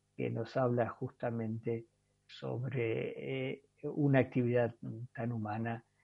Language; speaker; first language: Spanish; native; Spanish